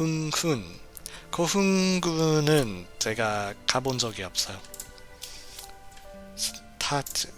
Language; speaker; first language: Korean; non-native, fluent; English